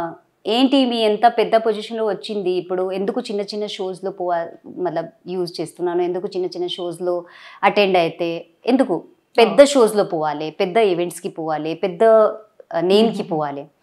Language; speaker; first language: Telugu; non-native, local second language; Hindi